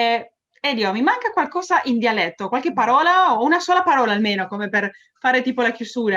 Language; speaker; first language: Italian; early bilingual, heritage; Spanish